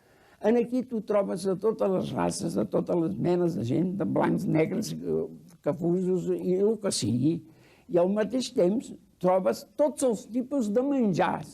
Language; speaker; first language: Catalan; early bilingual, heritage; Catalan